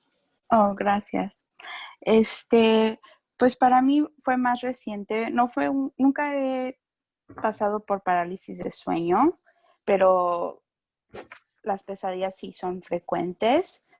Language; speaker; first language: Spanish; early bilingual, heritage; Spanish